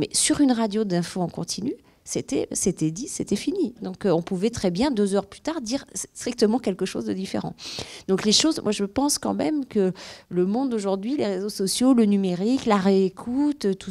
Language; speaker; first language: French; native; French